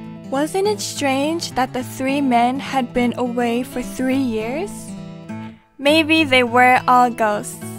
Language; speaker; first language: English; early bilingual, other home language; Japanese